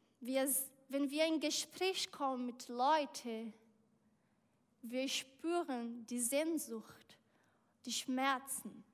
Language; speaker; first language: German; non-native, learner; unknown